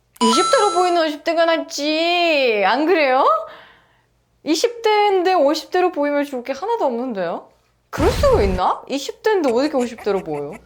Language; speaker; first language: Korean; non-native, fluent; Uzbek